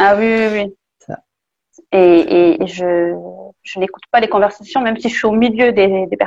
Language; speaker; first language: French; native; French